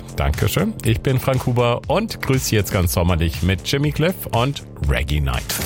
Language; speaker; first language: German; native; German